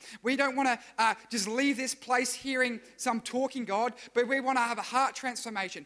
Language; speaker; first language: English; native; English